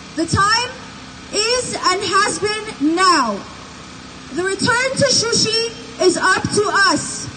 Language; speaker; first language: English; early bilingual, other home language; Armenian